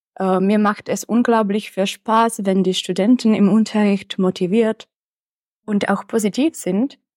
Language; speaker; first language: German; non-native, fluent; Czech